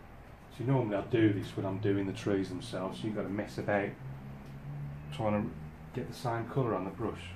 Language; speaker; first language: English; native; English